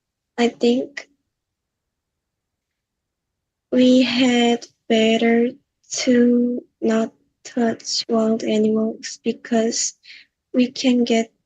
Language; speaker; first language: English; non-native, learner; Korean